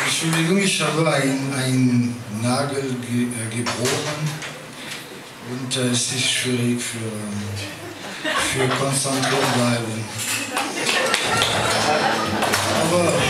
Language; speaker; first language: German; non-native, learner; French